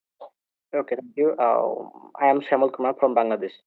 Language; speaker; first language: English; non-native, learner; Bangla